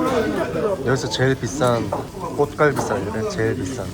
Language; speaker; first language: Korean; native; Korean